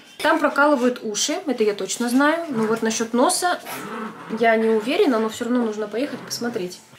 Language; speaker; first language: Russian; native; Russian